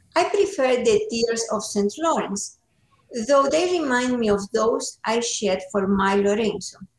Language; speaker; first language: English; non-native, fluent; Spanish